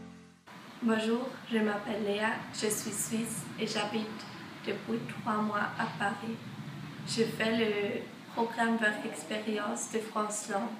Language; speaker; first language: French; non-native, learner; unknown